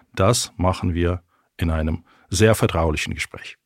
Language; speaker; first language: German; non-native, fluent; Ukrainian